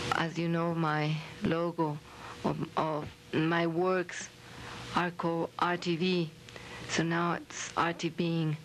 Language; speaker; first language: English; non-native, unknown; Spanish